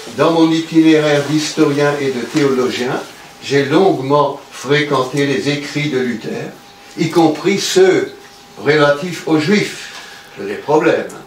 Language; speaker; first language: French; native; French